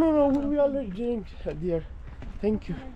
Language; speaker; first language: English; non-native, learner; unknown